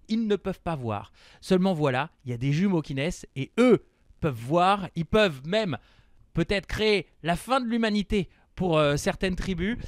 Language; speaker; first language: French; native; French